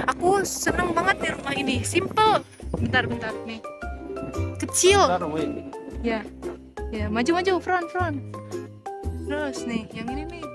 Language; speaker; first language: Indonesian; native; Indonesian